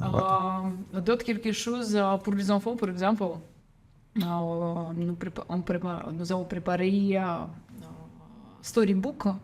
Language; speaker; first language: French; non-native, learner; Ukrainian